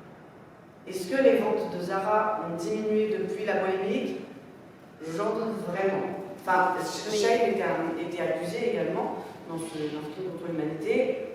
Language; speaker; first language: French; native; French